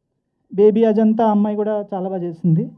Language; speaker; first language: Telugu; native; Telugu